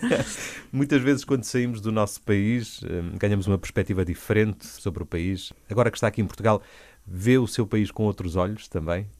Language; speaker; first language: Portuguese; native; Portuguese